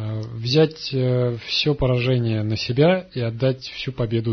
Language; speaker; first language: Russian; native; Russian